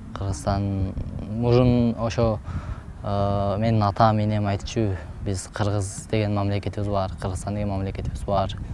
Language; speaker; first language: Kyrgyz; early bilingual, heritage; Kyrgyz